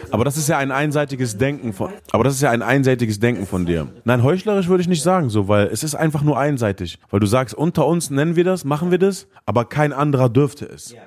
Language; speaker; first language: German; early bilingual, other home language; Arabic